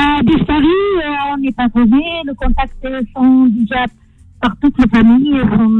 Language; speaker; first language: French; non-native, learner; Arabic